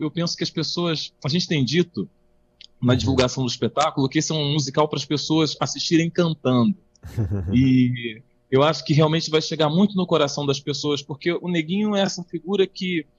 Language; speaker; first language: Portuguese; native; Portuguese